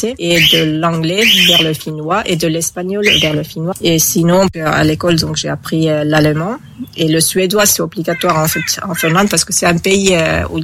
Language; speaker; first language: French; non-native, fluent; Finnish